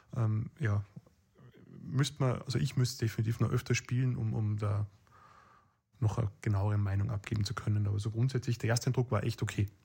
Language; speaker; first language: German; native; German